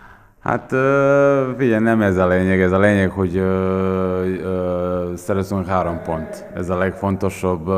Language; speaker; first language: Hungarian; non-native, learner; Serbian